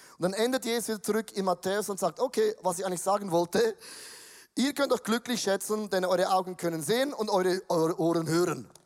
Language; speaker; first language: German; native; German